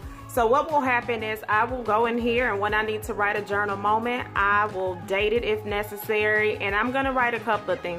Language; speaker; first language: English; native; English